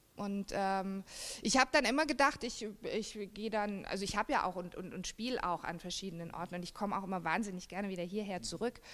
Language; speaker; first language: German; native; German